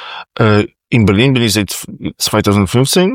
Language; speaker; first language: German; non-native, fluent; Polish